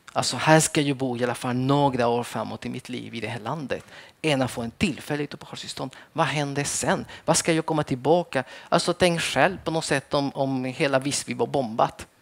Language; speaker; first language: Swedish; early bilingual, other home language; Spanish